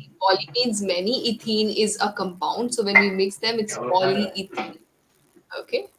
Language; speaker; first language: English; non-native, local second language; Hindi